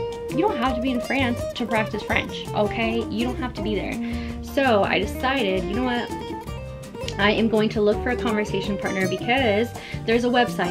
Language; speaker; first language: English; early bilingual, other home language; Spanish